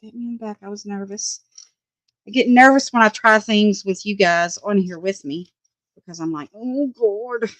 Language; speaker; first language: English; native; English